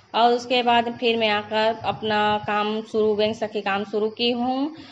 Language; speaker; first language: Hindi; native; Hindi